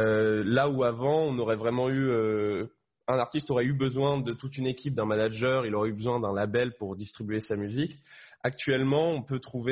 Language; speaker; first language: French; native; French